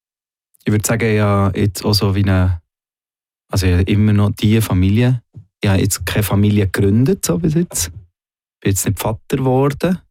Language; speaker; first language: German; native; German